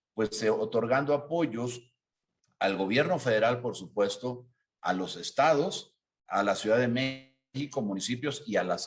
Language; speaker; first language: Spanish; native; Spanish